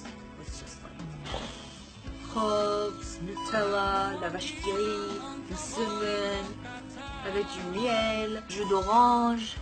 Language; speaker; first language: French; non-native, fluent; Korean